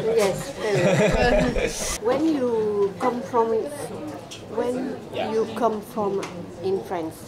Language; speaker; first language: English; non-native, learner; French